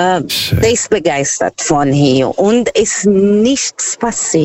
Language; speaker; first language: German; non-native, fluent; Portuguese